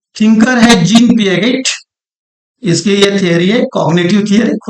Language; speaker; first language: Hindi; non-native, local second language; Marathi